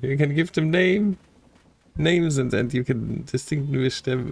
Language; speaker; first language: English; non-native, fluent; German